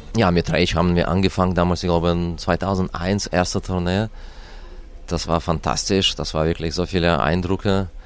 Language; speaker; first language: German; non-native, fluent; Russian